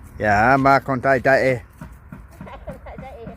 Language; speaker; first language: Thai; non-native, learner; German